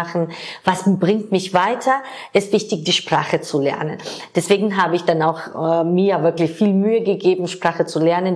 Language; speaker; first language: German; non-native, fluent; Georgian